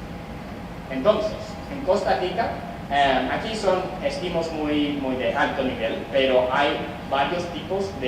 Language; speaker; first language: Spanish; non-native, fluent; English